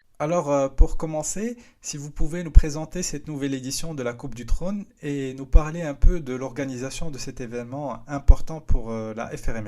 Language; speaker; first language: French; non-native, local second language; Arabic